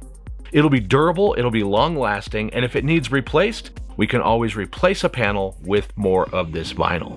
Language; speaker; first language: English; native; English